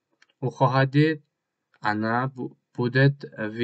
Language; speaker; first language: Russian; non-native, learner; Tajik